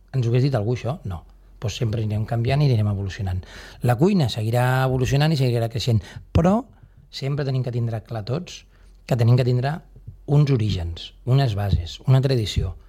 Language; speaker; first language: Catalan; native; Catalan